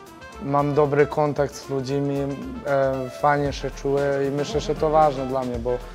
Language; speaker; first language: Polish; non-native, fluent; Serbian